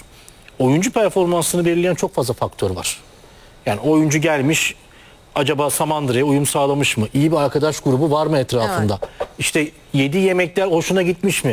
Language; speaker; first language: Turkish; native; Turkish